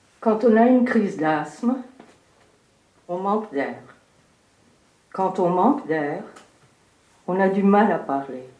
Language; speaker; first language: French; early bilingual, heritage; French